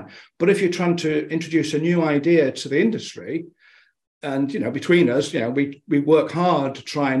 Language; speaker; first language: English; native; English